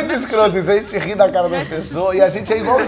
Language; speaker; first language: Portuguese; native; Portuguese